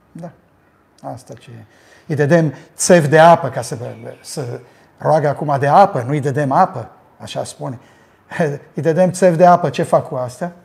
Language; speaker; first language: Romanian; early bilingual, heritage; Romanian